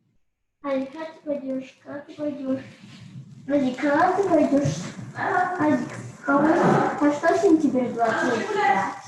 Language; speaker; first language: Russian; early bilingual, heritage; Russian